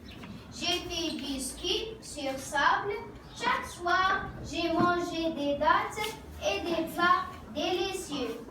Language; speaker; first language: French; non-native, learner; Arabic